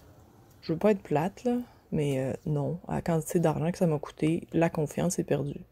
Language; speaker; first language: French; native; French